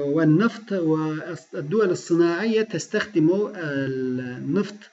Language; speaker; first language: Arabic; non-native, fluent; Turkish